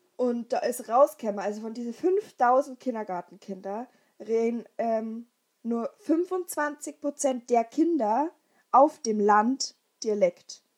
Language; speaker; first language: German; native; German